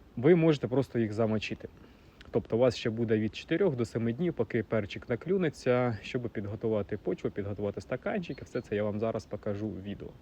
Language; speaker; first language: Ukrainian; non-native, local second language; Russian